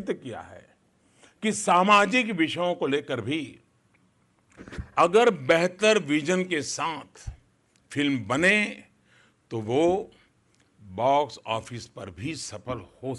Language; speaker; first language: Hindi; non-native, local second language; Gujarati